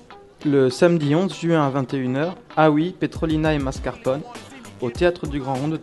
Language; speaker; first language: French; native; French